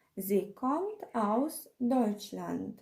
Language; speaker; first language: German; non-native, fluent; Ukrainian